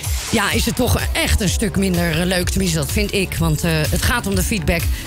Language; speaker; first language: Dutch; native; Dutch